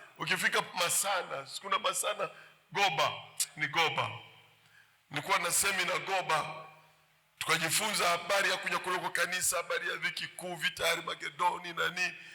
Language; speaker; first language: Swahili; native; Swahili